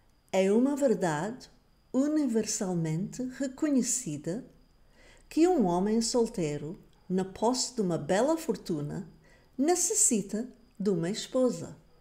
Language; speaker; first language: Portuguese; non-native, fluent; English